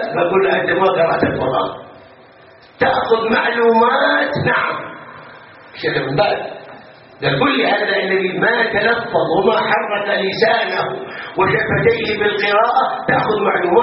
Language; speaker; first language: Arabic; native; Arabic